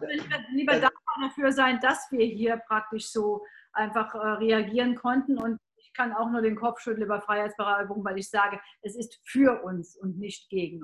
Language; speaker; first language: German; native; German